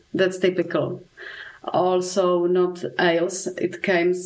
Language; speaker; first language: English; non-native, fluent; Czech